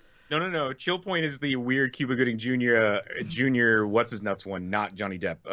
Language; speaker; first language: English; native; English